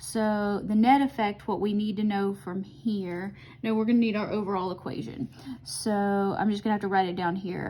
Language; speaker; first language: English; native; English